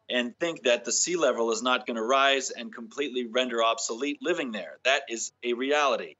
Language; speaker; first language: English; native; English